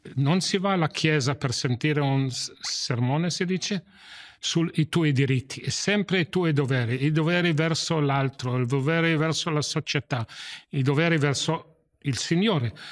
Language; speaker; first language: Italian; non-native, fluent; English